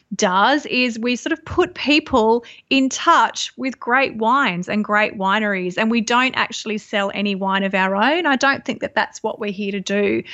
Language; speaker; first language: English; native; English